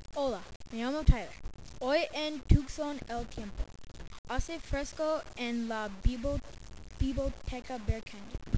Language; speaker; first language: Spanish; non-native, learner; English